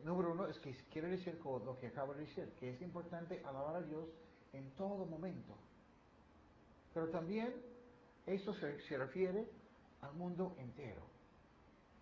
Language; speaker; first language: Spanish; non-native, fluent; English